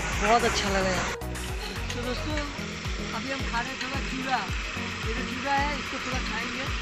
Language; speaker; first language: Hindi; non-native, local second language; Bangla